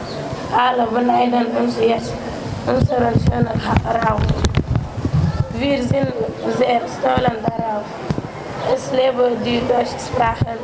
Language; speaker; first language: German; non-native, learner; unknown